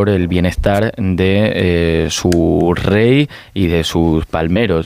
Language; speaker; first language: Spanish; native; Spanish